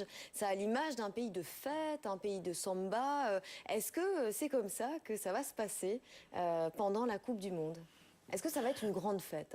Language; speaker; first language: French; native; French